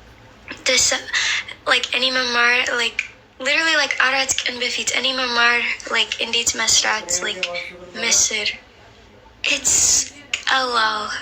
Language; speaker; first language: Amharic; early bilingual, heritage; Amharic